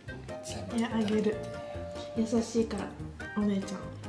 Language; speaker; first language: Japanese; native; Japanese